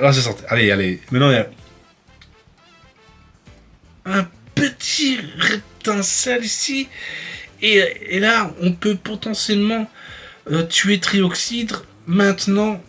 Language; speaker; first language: French; native; French